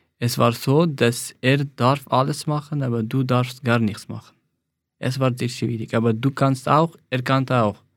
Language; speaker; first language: German; non-native, fluent; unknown